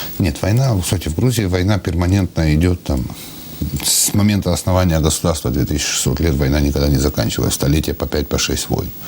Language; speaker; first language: Russian; non-native, local second language; Georgian